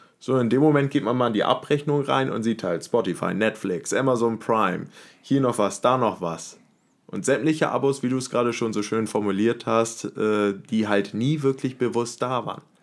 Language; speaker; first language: German; native; German